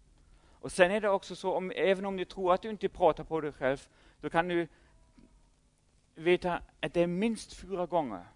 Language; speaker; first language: Swedish; non-native, fluent; German